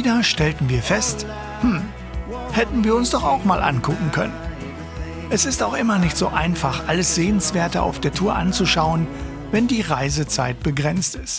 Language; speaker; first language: German; native; German